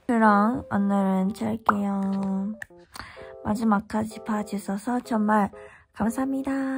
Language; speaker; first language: Korean; non-native, learner; Japanese